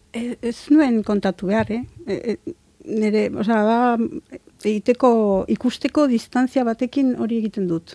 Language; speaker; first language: Basque; non-native, local second language; Spanish